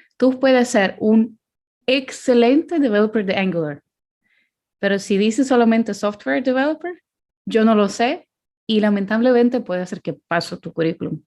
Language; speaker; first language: Spanish; non-native, fluent; Ukrainian